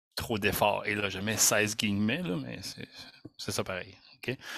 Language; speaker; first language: French; native; French